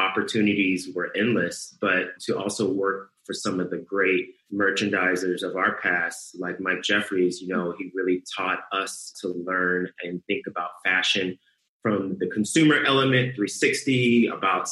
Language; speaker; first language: English; native; English